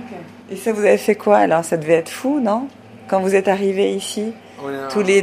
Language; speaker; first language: French; native; French